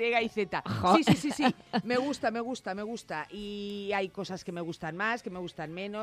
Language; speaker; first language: Spanish; native; Spanish